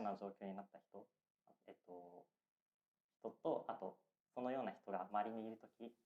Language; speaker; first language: Japanese; native; Japanese